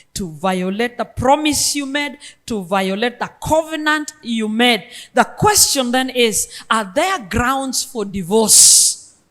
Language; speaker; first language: English; non-native, local second language; Luo (Kenya and Tanzania)